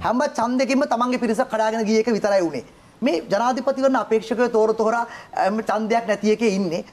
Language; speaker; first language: Sinhala; native; Sinhala